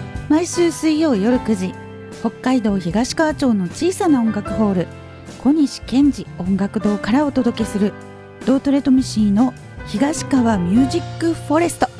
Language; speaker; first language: Japanese; native; Japanese